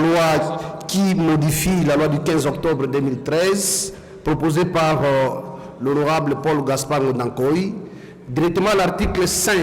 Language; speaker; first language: French; native; French